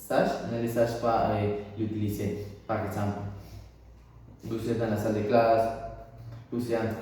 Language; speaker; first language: French; non-native, learner; Spanish